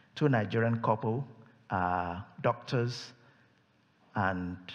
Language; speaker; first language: English; non-native, local second language; Yoruba